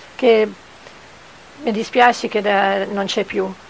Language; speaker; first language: Italian; non-native, fluent; Dutch